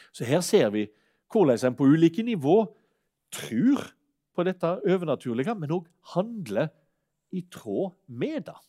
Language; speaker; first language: Norwegian; native; Norwegian